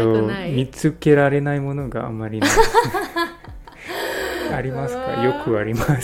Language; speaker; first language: Japanese; non-native, learner; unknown